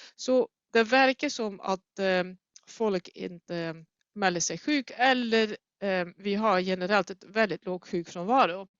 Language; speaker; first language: Swedish; non-native, fluent; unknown